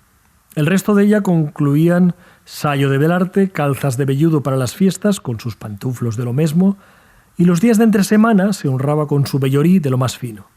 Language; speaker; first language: Spanish; native; Spanish